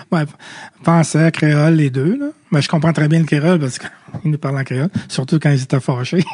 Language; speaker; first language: French; early bilingual, other home language; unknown